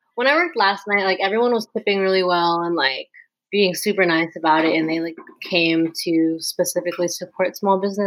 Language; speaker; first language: English; native; English